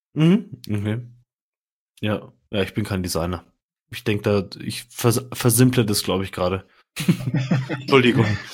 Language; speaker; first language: German; native; German